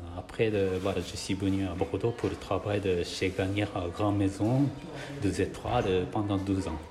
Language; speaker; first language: French; non-native, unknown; Japanese